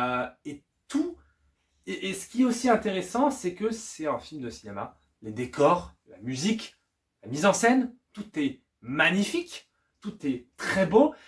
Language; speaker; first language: French; native; French